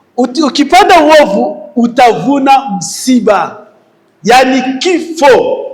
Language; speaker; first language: Swahili; non-native, local second language; Rundi